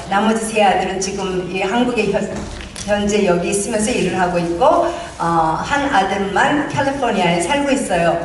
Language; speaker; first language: Korean; native; Korean